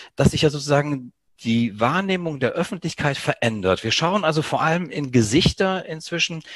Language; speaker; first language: German; early bilingual, heritage; Greek